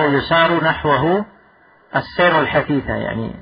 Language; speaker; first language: Arabic; non-native, fluent; Indonesian